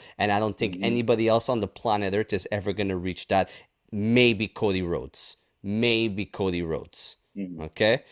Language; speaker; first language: English; native; English